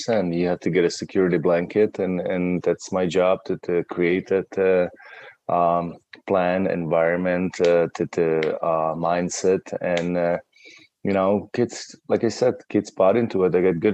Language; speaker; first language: English; non-native, fluent; Czech